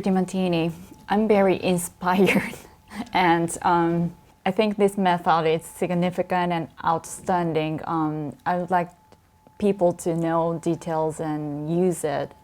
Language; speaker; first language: English; non-native, fluent; Japanese